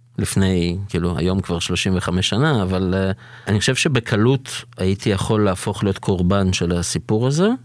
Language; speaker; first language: Hebrew; early bilingual, other home language; Russian